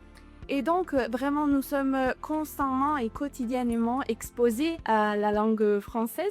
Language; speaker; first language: French; non-native, local second language; Italian